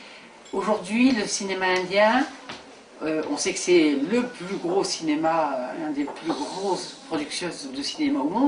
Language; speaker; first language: French; native; French